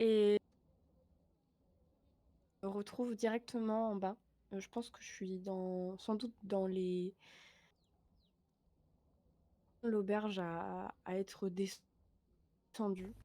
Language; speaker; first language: French; native; French